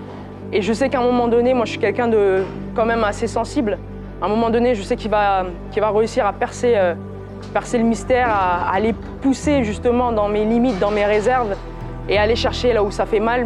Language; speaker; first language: French; native; French